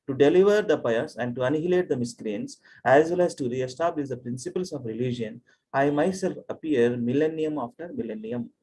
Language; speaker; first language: English; non-native, local second language; Telugu